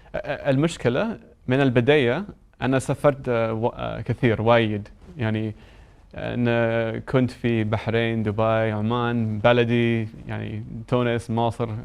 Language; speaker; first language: Arabic; non-native, learner; English